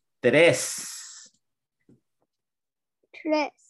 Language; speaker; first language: Spanish; non-native, learner; English